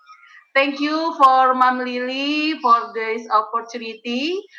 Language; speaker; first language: English; non-native, learner; Indonesian